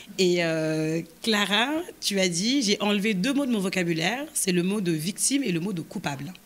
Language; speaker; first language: French; native; French